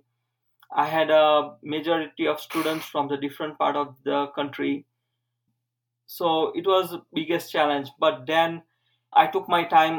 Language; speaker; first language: English; non-native, local second language; Gujarati